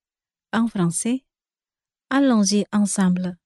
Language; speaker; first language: French; non-native, fluent; Indonesian